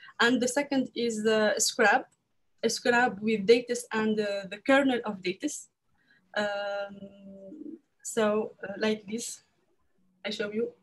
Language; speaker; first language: English; non-native, learner; French